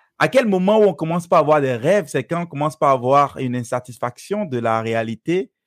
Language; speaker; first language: French; non-native, local second language; Fon